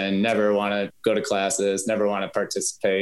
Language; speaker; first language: English; native; English